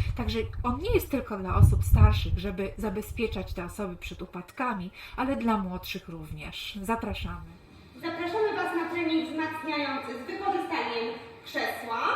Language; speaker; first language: Polish; native; Polish